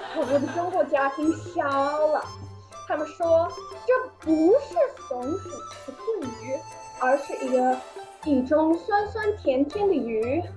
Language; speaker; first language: Chinese; non-native, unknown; English